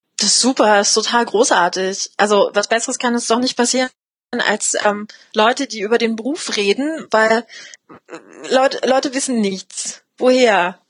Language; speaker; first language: German; native; German